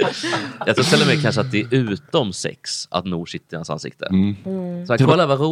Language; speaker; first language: Swedish; native; Swedish